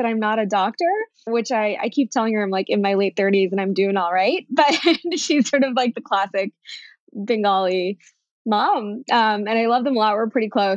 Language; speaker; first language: English; early bilingual, other home language; Bangla